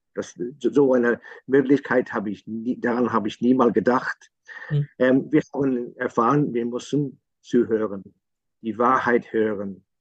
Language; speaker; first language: German; non-native, fluent; English